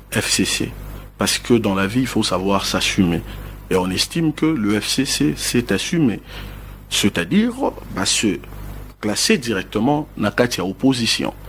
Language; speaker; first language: French; non-native, local second language; Lingala